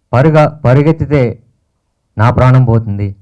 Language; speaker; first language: Telugu; native; Telugu